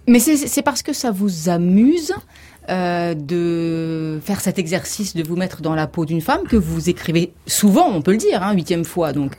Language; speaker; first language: French; native; French